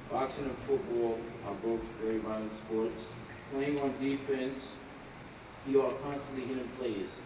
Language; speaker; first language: English; native; English